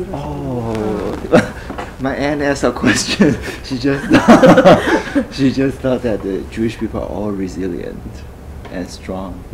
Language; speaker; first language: English; non-native, fluent; Chinese